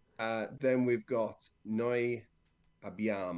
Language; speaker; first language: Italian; non-native, learner; English